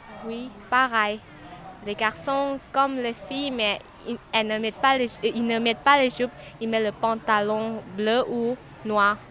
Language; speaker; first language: French; non-native, learner; Lao